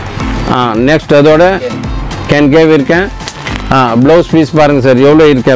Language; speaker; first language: Tamil; non-native, local second language; Hindi